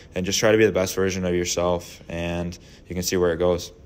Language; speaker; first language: English; native; English